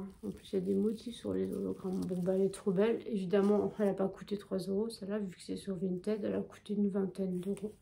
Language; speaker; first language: French; native; French